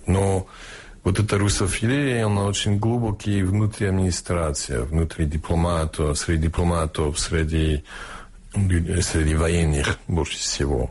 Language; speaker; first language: Russian; early bilingual, heritage; Russian